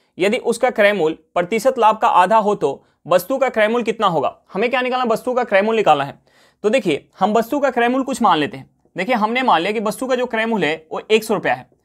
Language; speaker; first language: Hindi; native; Hindi